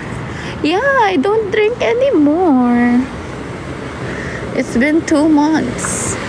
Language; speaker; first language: English; non-native, local second language; Filipino